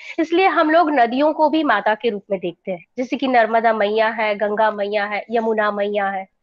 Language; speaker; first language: Hindi; non-native, local second language; Gujarati